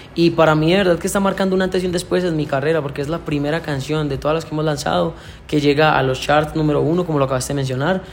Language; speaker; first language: Spanish; native; Spanish